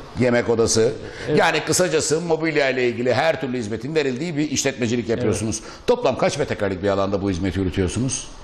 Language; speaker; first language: Turkish; native; Turkish